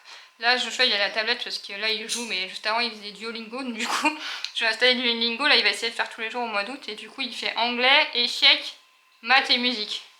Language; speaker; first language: French; native; French